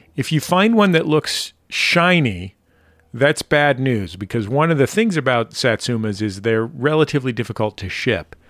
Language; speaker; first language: English; native; English